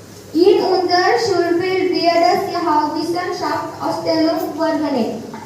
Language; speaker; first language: German; non-native, learner; Marathi